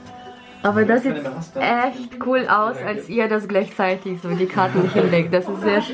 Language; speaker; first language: German; non-native, fluent; Russian